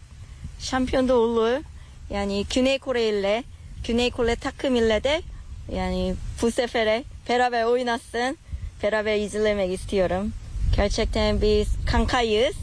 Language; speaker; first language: Turkish; non-native, learner; Korean